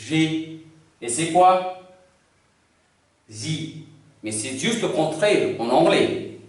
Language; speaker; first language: French; non-native, learner; Hindi